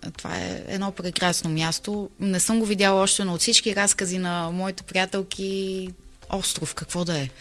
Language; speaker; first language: Bulgarian; early bilingual, heritage; Bulgarian